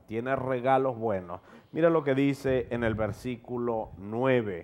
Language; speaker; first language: Spanish; native; Spanish